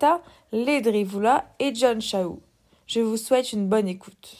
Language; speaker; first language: French; native; French